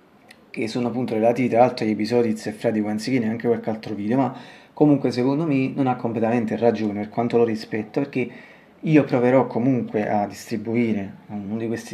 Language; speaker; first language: Italian; native; Italian